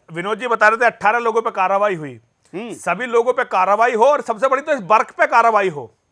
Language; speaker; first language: Hindi; native; Hindi